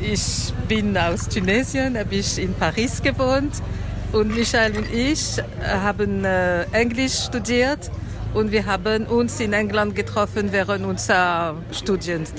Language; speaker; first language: German; non-native, fluent; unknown